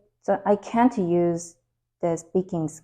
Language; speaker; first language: English; non-native, learner; Korean